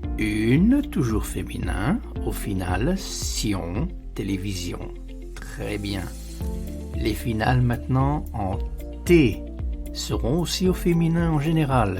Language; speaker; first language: French; non-native, fluent; Italian